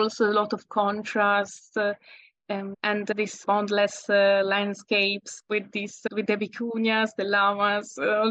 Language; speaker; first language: English; non-native, fluent; Italian